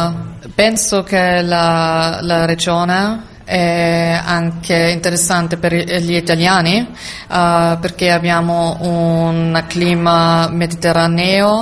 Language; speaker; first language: Italian; non-native, learner; German